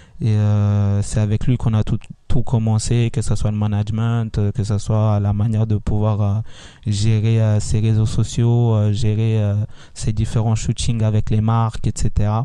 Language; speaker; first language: French; early bilingual, other home language; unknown